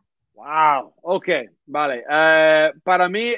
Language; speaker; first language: Spanish; non-native, learner; English